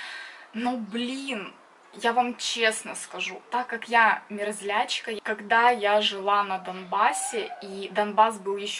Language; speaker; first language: Russian; native; Russian